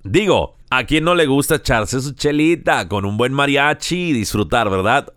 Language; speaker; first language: Spanish; early bilingual, heritage; Spanish